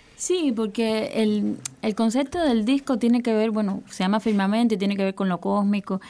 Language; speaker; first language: Spanish; native; Spanish